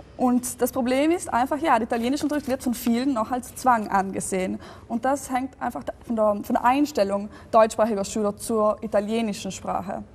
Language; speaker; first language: German; native; German